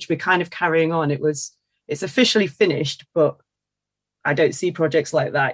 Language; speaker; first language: English; native; English